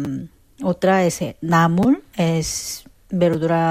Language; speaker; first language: Spanish; non-native, fluent; Korean